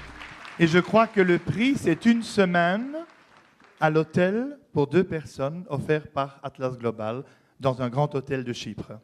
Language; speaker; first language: French; native; French